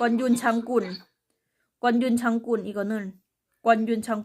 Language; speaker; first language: Korean; non-native, learner; Thai